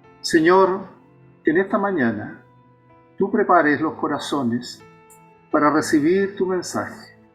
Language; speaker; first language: Spanish; native; Spanish